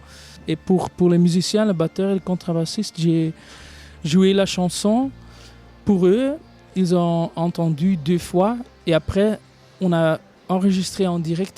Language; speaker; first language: French; non-native, local second language; Dutch